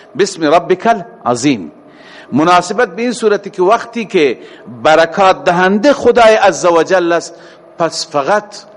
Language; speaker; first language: Persian; native; Persian